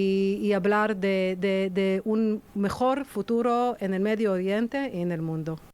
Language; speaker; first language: Spanish; non-native, fluent; Hebrew